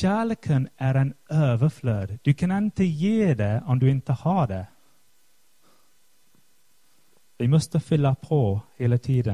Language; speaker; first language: Swedish; non-native, fluent; English